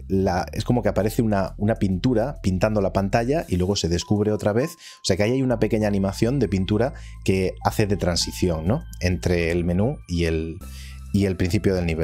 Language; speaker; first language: Spanish; native; Spanish